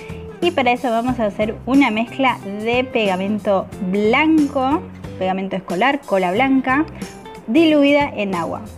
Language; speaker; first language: Spanish; native; Spanish